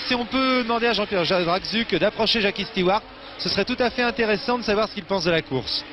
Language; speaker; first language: French; native; French